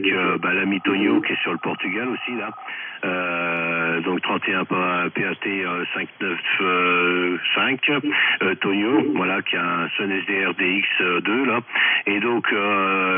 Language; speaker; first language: French; native; French